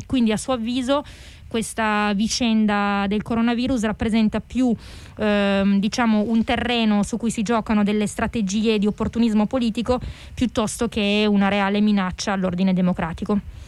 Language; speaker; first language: Italian; native; Italian